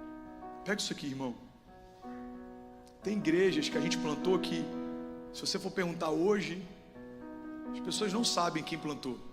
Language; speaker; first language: Portuguese; native; Portuguese